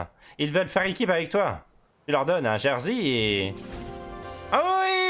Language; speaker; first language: French; native; French